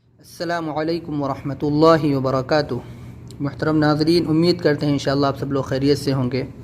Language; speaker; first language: Urdu; native; Urdu